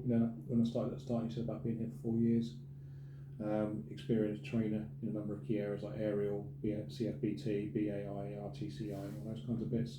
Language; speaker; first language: English; native; English